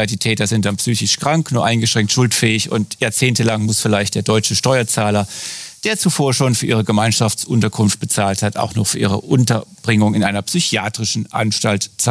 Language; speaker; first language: German; native; German